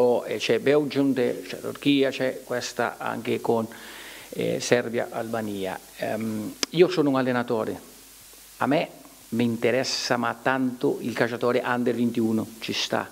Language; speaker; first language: Italian; non-native, fluent; Portuguese